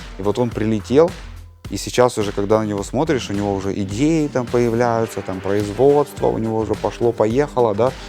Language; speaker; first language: Russian; native; Russian